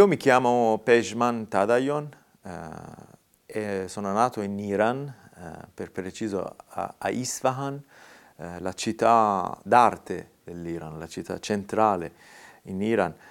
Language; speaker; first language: Italian; non-native, fluent; Persian